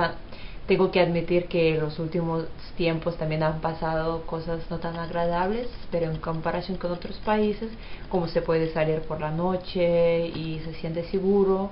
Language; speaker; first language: Spanish; non-native, fluent; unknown